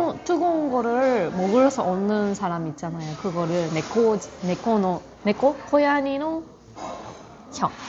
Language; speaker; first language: Korean; non-native, learner; Japanese